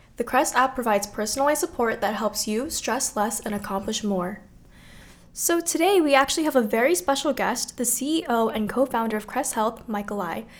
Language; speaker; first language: English; early bilingual, other home language; Korean